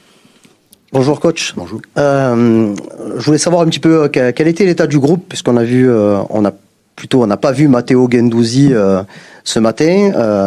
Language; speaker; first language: French; native; French